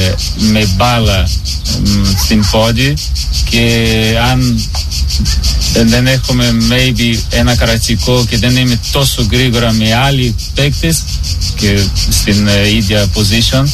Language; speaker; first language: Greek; non-native, learner; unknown